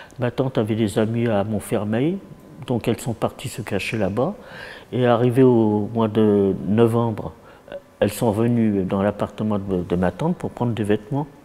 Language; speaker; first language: French; early bilingual, other home language; Yiddish